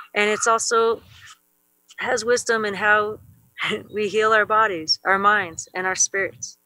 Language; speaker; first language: English; native; English